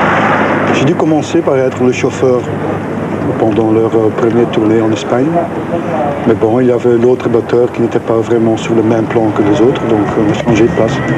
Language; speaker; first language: French; non-native, local second language; Dutch